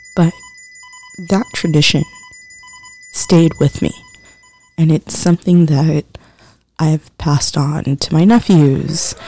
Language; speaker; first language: English; native; English